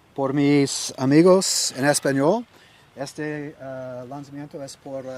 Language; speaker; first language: Spanish; non-native, learner; English